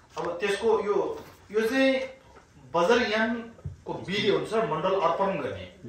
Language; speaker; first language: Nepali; non-native, local second language; Sherpa